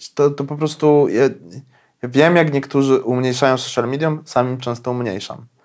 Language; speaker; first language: Polish; native; Polish